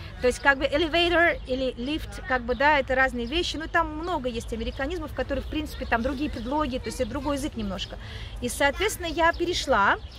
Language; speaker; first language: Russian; native; Russian